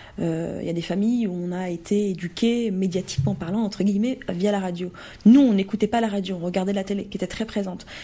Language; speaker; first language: French; native; French